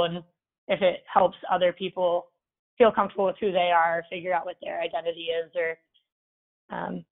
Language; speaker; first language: English; native; English